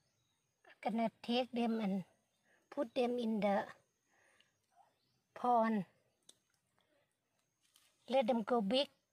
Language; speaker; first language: English; non-native, learner; Thai